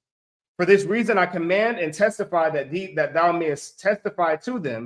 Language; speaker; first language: English; native; English